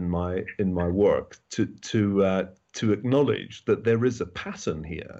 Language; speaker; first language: English; native; English